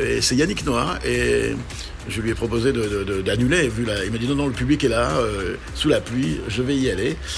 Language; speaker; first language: French; non-native, local second language; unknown